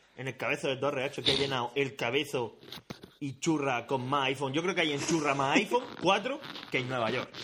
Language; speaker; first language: Spanish; native; Spanish